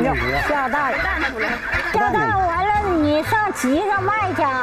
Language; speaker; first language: Chinese; native; Chinese